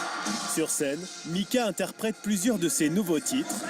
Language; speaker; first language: French; native; French